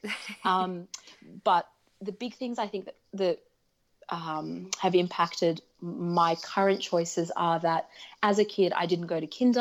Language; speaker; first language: English; early bilingual, other home language; Russian